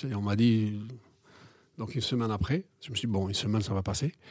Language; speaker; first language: French; non-native, local second language; Arabic